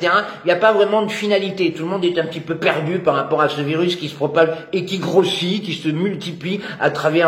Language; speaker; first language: French; native; French